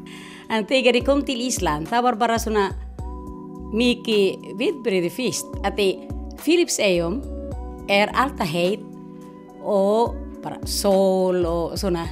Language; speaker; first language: Icelandic; non-native, learner; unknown